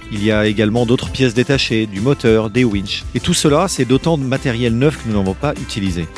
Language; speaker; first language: French; native; French